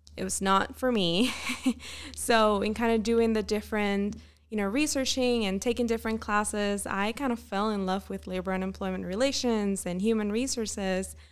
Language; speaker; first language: English; non-native, fluent; Spanish